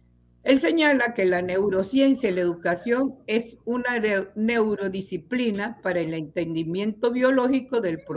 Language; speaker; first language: Spanish; native; Spanish